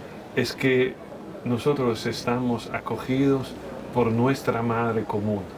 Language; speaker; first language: Spanish; non-native, fluent; French